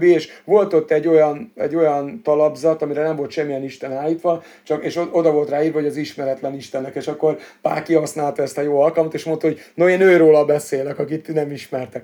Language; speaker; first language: Hungarian; native; Hungarian